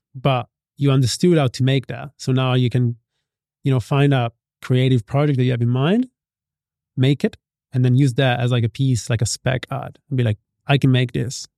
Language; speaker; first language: English; non-native, fluent; Italian